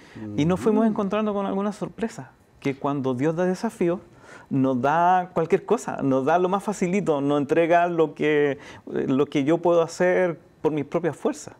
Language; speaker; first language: Spanish; native; Spanish